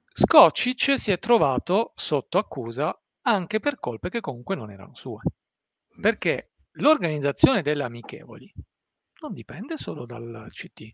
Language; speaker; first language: Italian; early bilingual, other home language; Persian